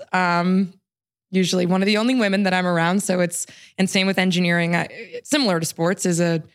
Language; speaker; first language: English; native; English